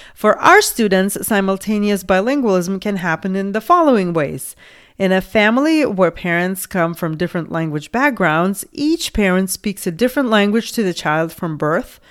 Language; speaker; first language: English; non-native, fluent; Lithuanian